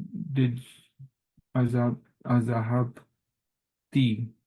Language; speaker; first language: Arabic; non-native, learner; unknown